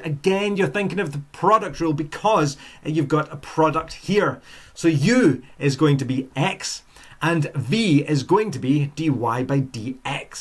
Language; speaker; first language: English; native; English